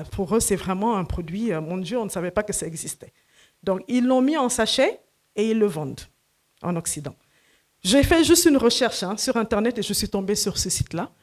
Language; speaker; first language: French; non-native, local second language; Fula